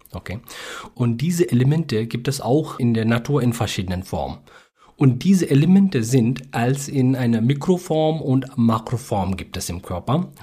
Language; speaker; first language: German; non-native, learner; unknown